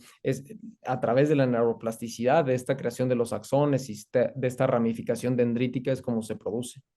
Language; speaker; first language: Spanish; native; Spanish